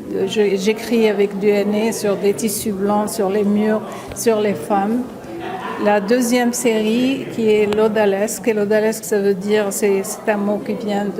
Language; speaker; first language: French; non-native, local second language; Arabic